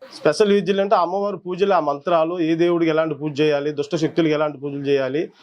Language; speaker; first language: Telugu; non-native, local second language; Koya